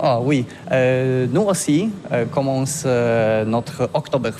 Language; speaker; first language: French; non-native, learner; Polish